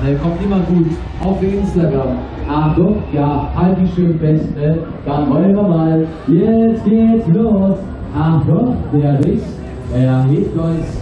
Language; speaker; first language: German; native; German